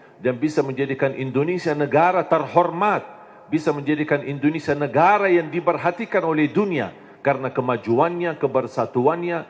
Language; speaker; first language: Indonesian; non-native, fluent; Arabic